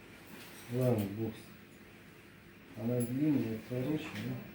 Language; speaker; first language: Russian; native; Russian